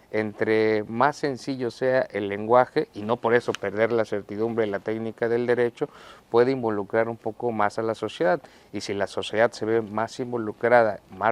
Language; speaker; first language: Spanish; native; Spanish